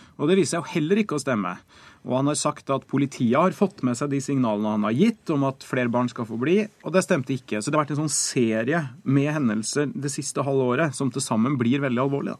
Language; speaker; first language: Norwegian; native; Norwegian